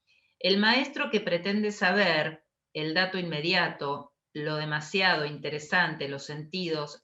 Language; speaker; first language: Spanish; native; Spanish